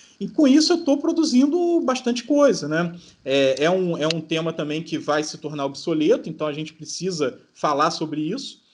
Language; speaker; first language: Portuguese; native; Portuguese